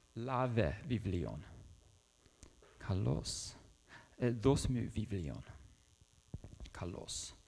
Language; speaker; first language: Greek; non-native, fluent; English